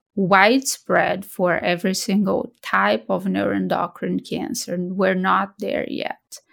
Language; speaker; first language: English; non-native, fluent; Portuguese